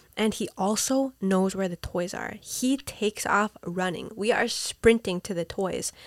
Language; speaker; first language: English; native; English